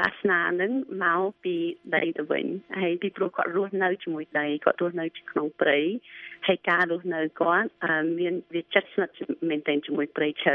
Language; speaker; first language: Khmer; early bilingual, other home language; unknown